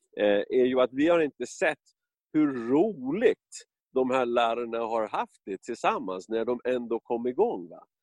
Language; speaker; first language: Swedish; non-native, fluent; English